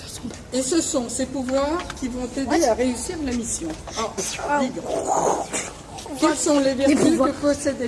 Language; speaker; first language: French; native; French